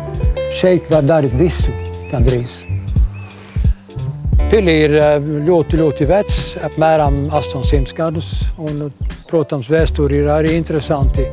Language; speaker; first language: Latvian; non-native, learner; Swedish